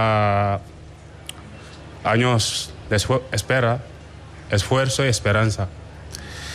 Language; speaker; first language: Spanish; non-native, fluent; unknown